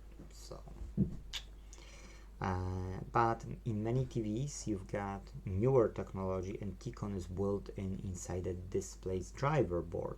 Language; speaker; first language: English; non-native, fluent; Polish